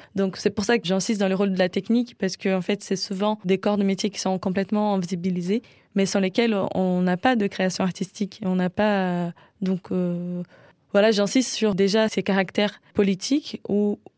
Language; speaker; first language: French; non-native, fluent; Portuguese